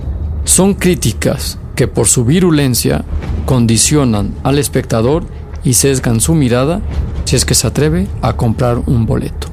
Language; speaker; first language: Spanish; native; Spanish